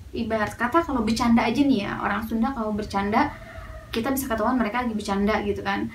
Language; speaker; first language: Indonesian; native; Indonesian